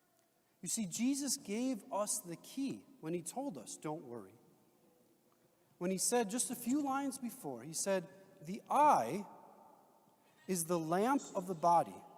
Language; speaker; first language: English; native; English